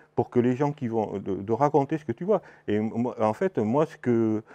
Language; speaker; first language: French; native; French